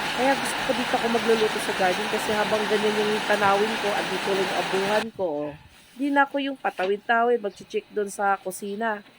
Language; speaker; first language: Filipino; non-native, local second language; Cebuano